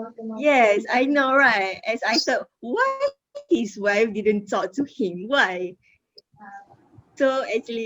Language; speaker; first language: English; non-native, learner; Malay